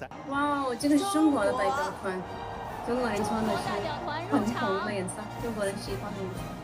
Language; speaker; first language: Chinese; non-native, fluent; Urdu